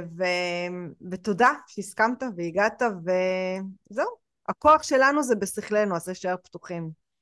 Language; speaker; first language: Hebrew; native; Hebrew